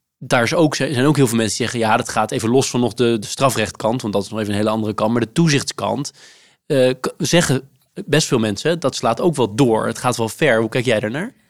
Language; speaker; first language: Dutch; native; Dutch